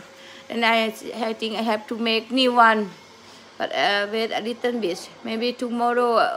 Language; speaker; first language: English; non-native, learner; Thai